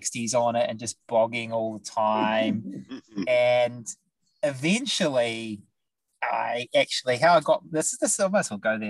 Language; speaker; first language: English; native; English